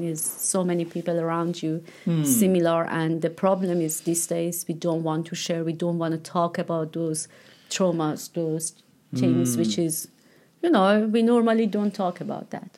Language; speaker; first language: English; non-native, fluent; Persian